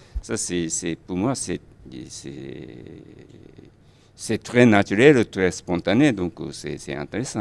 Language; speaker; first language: French; non-native, fluent; Japanese